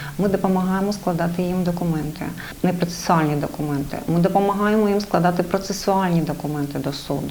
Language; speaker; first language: Ukrainian; native; Ukrainian